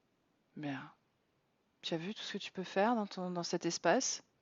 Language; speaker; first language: French; native; French